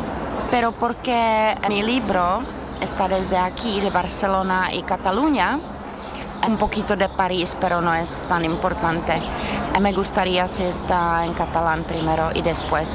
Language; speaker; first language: Spanish; non-native, fluent; Czech